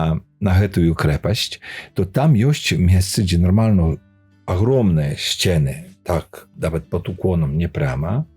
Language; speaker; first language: Polish; non-native, learner; Belarusian